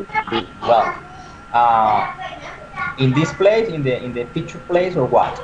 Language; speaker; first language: English; non-native, learner; Spanish